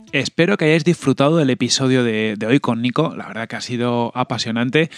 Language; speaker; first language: Spanish; native; Spanish